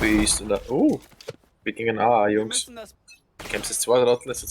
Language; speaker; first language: German; native; German